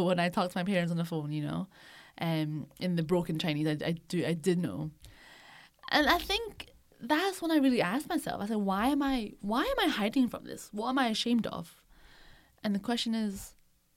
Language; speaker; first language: English; native; English